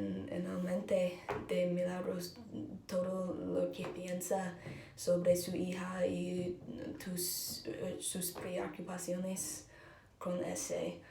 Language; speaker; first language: Spanish; non-native, learner; English